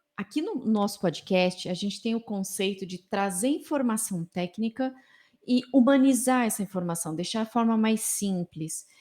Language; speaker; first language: Portuguese; native; Portuguese